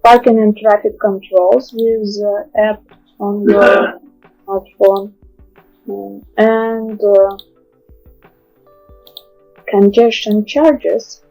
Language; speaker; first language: English; non-native, learner; Russian